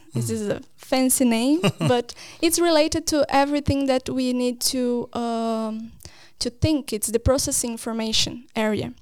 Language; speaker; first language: English; non-native, fluent; Portuguese